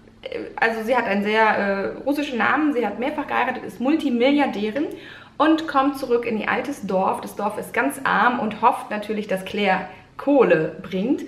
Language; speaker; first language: German; native; German